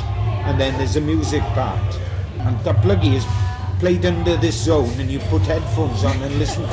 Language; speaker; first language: English; native; English